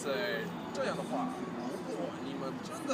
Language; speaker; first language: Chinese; non-native, fluent; English